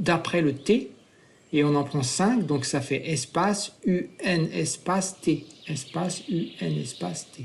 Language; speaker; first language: French; native; French